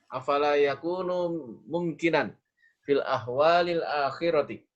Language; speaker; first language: Arabic; non-native, learner; Indonesian